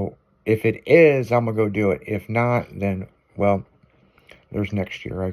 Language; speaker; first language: English; native; English